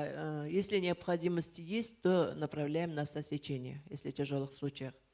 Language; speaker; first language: Russian; native; Russian